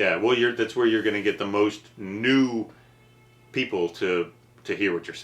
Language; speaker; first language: English; native; English